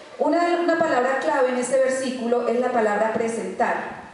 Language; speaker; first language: Spanish; native; Spanish